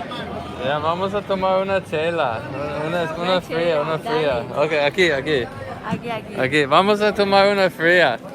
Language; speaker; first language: Spanish; non-native, learner; English